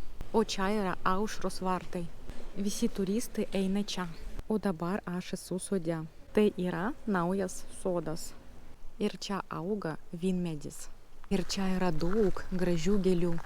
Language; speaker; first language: Lithuanian; non-native, learner; Russian